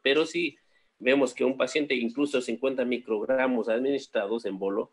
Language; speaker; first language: Spanish; native; Spanish